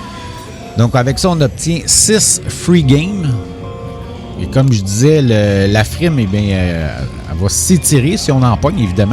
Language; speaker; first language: French; native; French